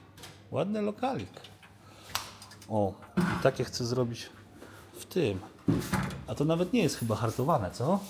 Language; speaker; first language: Polish; native; Polish